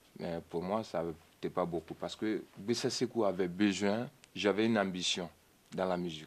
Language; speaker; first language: French; non-native, local second language; Mandingo